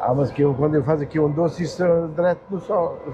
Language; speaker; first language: Portuguese; non-native, learner; German